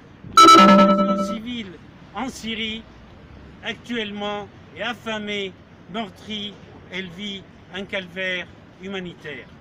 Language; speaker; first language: French; non-native, fluent; Arabic